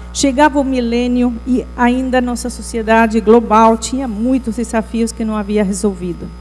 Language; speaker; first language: Portuguese; non-native, fluent; Spanish